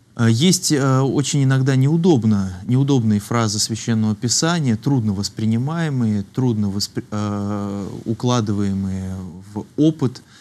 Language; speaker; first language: Russian; native; Russian